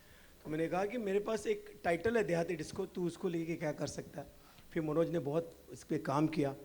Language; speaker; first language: Hindi; native; Hindi